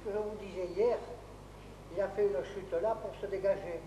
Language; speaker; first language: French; native; French